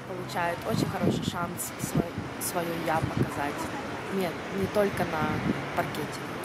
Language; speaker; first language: Russian; early bilingual, heritage; Russian